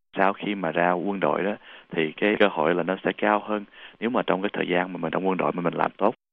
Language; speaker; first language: Vietnamese; early bilingual, heritage; Vietnamese